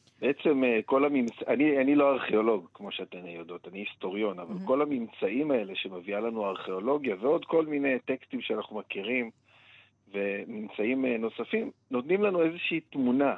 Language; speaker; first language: Hebrew; native; Hebrew